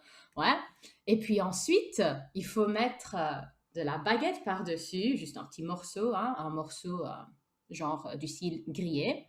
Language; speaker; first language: French; native; French